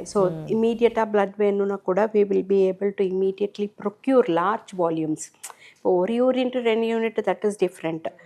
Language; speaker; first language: Tamil; native; Tamil